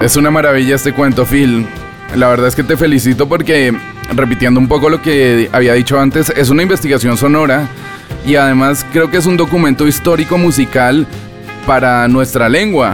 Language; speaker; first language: Spanish; native; Spanish